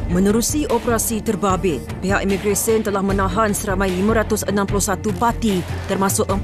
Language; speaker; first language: Malay; native; Malay